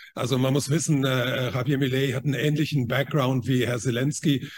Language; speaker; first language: German; non-native, fluent; Chinese